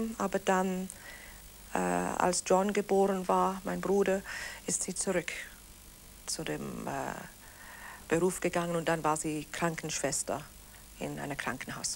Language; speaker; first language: German; non-native, fluent; Welsh